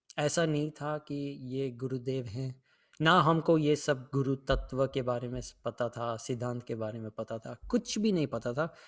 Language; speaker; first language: Hindi; early bilingual, heritage; Hindi